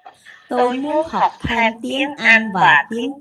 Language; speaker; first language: Vietnamese; non-native, learner; Khmer